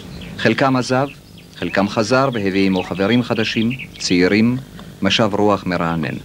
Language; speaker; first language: Hebrew; native; Hebrew